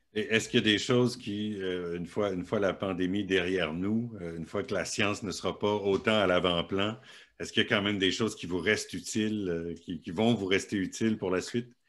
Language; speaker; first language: French; native; French